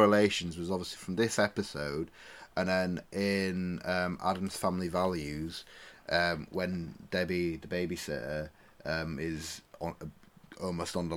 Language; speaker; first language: English; native; English